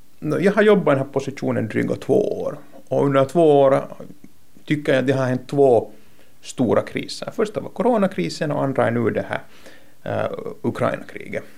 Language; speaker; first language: Swedish; native; Swedish